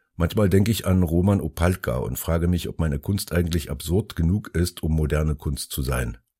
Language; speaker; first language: German; early bilingual, other home language; Finnish